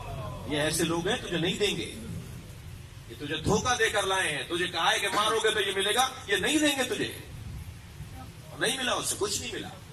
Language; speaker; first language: Urdu; native; Urdu